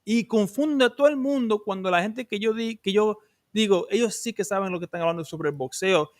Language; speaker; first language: Spanish; early bilingual, other home language; English